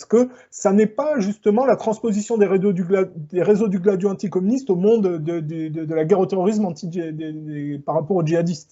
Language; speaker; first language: French; native; French